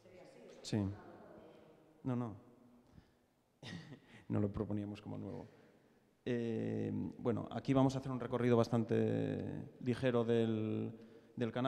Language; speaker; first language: Spanish; native; Spanish